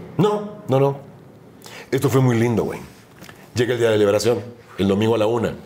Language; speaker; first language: Spanish; native; Spanish